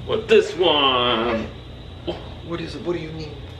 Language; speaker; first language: English; native; English